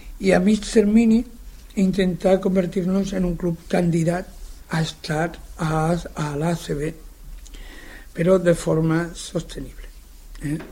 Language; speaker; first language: Catalan; non-native, local second language; Spanish